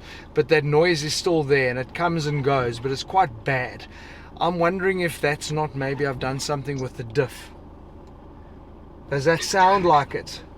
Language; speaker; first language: English; native; English